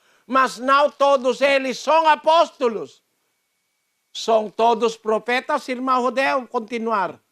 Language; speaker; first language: Portuguese; non-native, learner; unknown